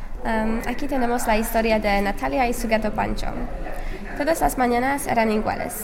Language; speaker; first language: Spanish; non-native, learner; English